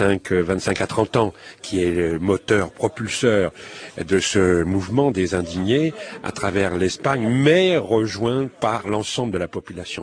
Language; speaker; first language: French; native; French